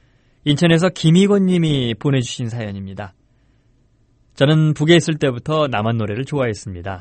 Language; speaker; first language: Korean; native; Korean